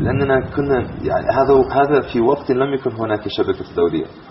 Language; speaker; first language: Arabic; non-native, fluent; English